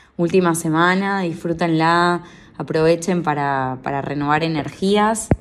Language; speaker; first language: Spanish; native; Spanish